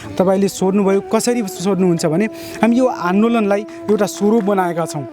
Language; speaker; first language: Nepali; non-native, local second language; Dangaura Tharu